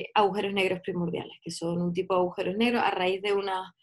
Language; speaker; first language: Spanish; native; Spanish